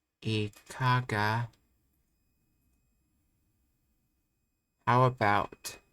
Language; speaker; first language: Japanese; non-native, learner; English